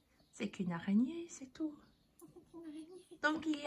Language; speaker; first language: French; non-native, learner; English